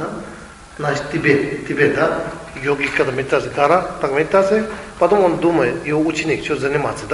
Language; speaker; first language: Russian; non-native, learner; Tibetan